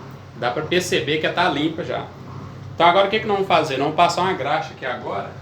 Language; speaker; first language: Portuguese; native; Portuguese